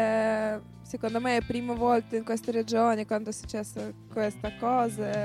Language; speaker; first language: Italian; non-native, learner; Russian